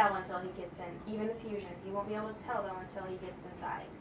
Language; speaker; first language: English; native; English